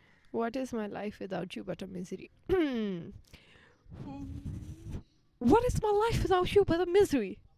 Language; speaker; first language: English; non-native, local second language; Urdu